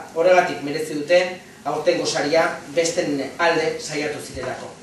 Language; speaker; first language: Basque; native; Basque